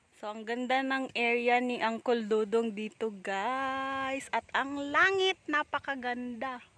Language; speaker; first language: Filipino; non-native, local second language; Cebuano